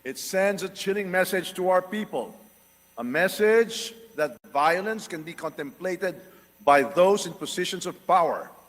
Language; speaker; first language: English; non-native, local second language; Filipino